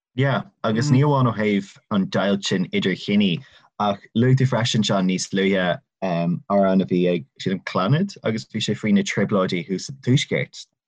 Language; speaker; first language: Irish; non-native, local second language; English